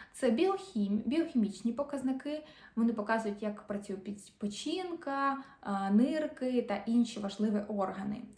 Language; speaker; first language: Ukrainian; non-native, local second language; Russian